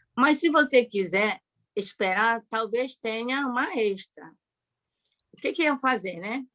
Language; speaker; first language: Portuguese; early bilingual, other home language; Japanese